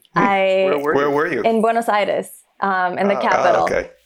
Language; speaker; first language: English; early bilingual, other home language; German